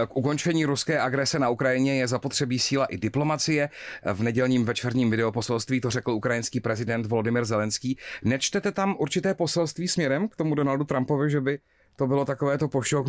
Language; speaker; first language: Czech; native; Czech